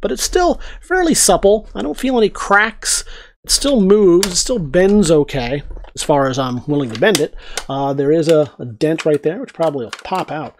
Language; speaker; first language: English; native; English